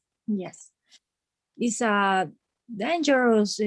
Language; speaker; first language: English; non-native, learner; Spanish